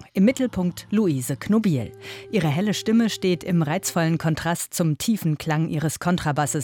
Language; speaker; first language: German; native; German